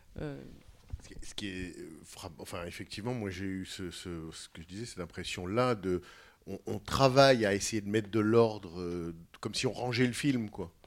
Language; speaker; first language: French; native; French